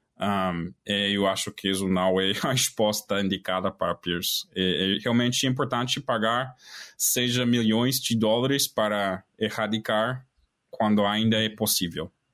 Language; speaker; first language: Portuguese; non-native, fluent; English